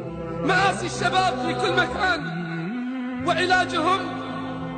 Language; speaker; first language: Arabic; native; Arabic